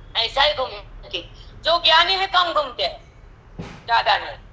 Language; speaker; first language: Hindi; non-native, local second language; Marathi